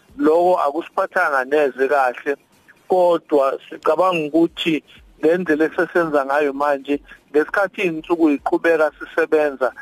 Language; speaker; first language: Zulu; native; Zulu